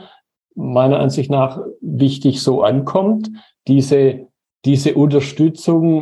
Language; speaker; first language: German; native; German